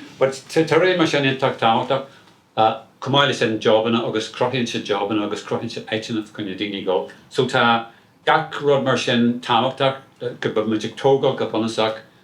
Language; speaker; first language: Irish; non-native, local second language; English